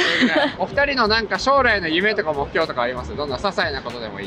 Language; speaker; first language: Japanese; native; Japanese